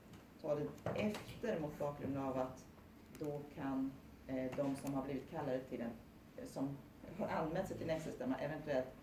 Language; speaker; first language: Swedish; native; Swedish